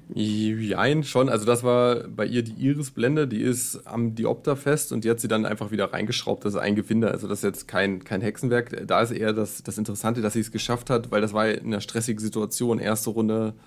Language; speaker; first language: German; native; German